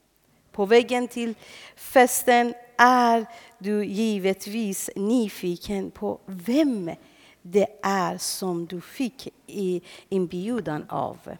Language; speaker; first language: Swedish; non-native, fluent; Persian